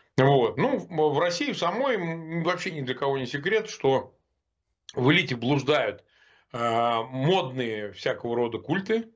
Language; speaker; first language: Russian; native; Russian